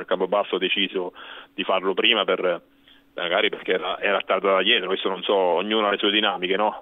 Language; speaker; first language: Italian; native; Italian